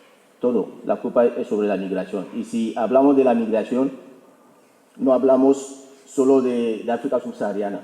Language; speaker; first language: Spanish; non-native, fluent; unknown